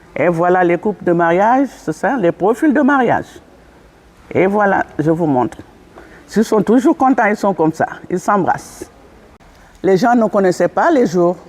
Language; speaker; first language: French; non-native, local second language; Wolof